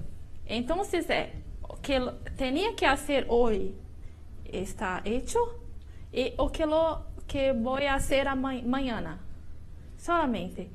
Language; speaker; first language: Spanish; non-native, learner; Portuguese